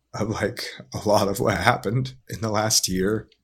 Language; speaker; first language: English; native; English